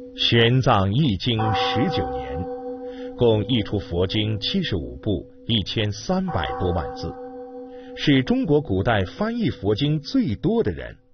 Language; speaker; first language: Chinese; native; Chinese